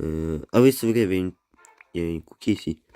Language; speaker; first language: French; native; French